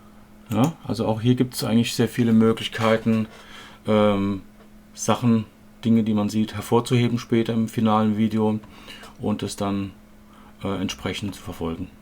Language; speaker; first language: German; native; German